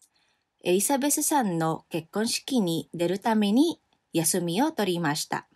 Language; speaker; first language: Japanese; non-native, fluent; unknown